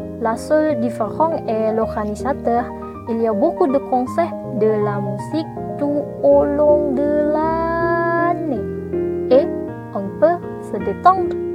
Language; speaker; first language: French; non-native, learner; Indonesian